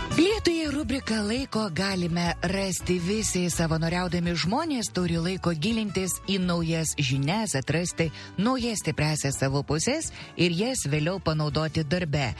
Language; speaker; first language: Lithuanian; native; Lithuanian